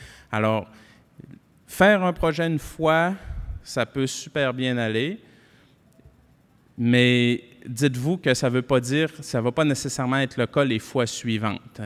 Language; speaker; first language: French; native; French